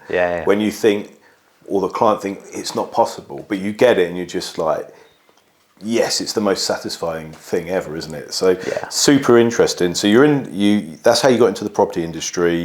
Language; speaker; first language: English; native; English